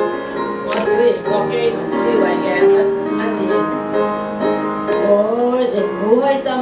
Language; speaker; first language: Cantonese; native; Cantonese